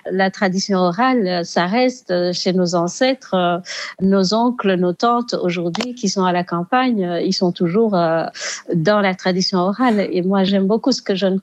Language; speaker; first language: French; non-native, local second language; Rundi